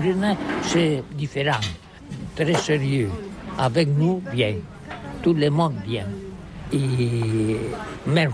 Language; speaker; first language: French; non-native, learner; Catalan